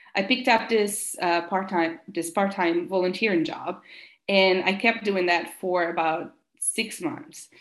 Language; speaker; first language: English; non-native, fluent; Italian